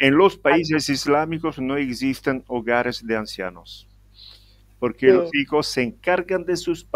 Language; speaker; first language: Spanish; non-native, fluent; Italian